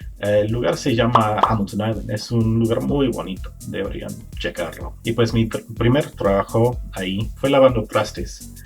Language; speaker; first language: Spanish; non-native, fluent; English